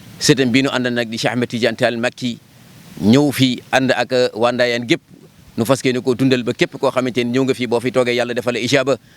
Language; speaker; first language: Wolof; native; Wolof